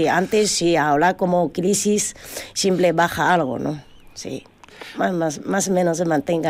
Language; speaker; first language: Spanish; non-native, learner; Chinese